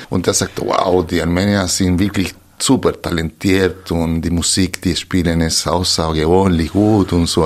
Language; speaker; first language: German; non-native, fluent; Spanish